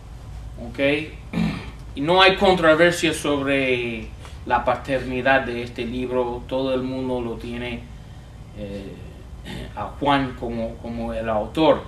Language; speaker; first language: Spanish; non-native, fluent; English